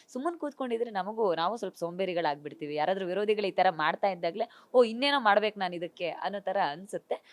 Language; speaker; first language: Kannada; native; Kannada